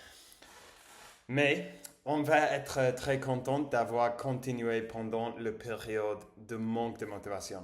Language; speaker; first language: French; non-native, learner; English